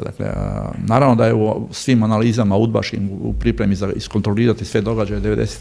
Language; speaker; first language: Croatian; native; Croatian